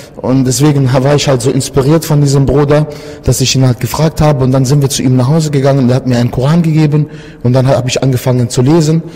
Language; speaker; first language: German; early bilingual, other home language; Italian